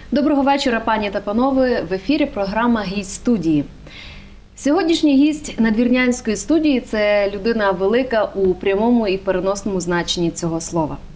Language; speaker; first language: Ukrainian; native; Ukrainian